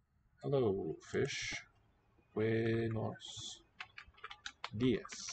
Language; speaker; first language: Spanish; non-native, learner; English